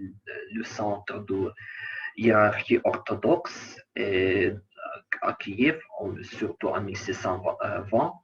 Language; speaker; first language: French; non-native, learner; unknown